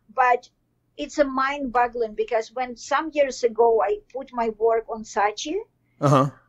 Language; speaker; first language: English; non-native, fluent; Russian